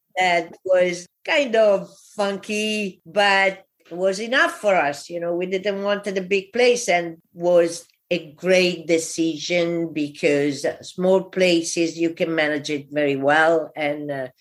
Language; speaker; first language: English; non-native, fluent; Italian